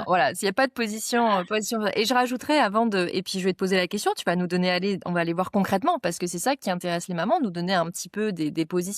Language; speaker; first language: French; native; French